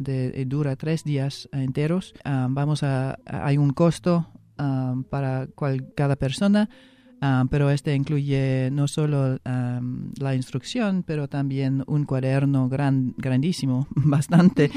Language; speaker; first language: Spanish; non-native, fluent; English